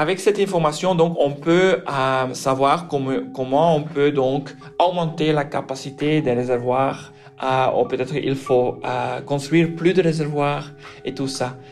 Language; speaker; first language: French; non-native, local second language; Dutch